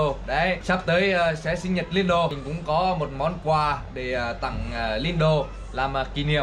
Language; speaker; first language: Vietnamese; native; Vietnamese